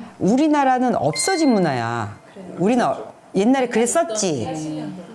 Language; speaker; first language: Korean; native; Korean